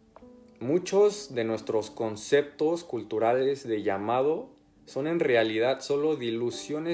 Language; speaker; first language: Spanish; native; Spanish